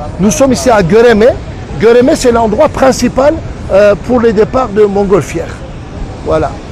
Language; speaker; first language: French; non-native, fluent; Turkish